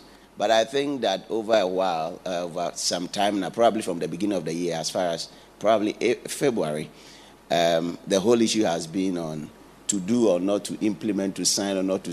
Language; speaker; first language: English; non-native, local second language; Akan